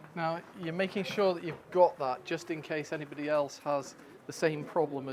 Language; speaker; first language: English; native; English